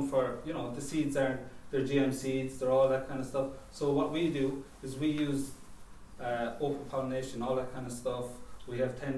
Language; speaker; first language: English; native; English